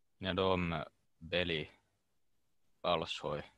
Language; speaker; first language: Russian; non-native, learner; Finnish